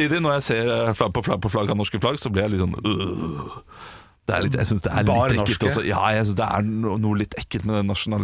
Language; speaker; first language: Norwegian; native; Norwegian